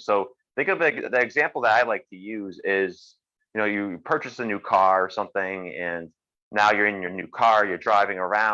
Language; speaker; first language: English; native; English